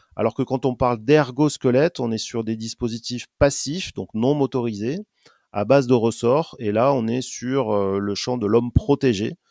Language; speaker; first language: French; native; French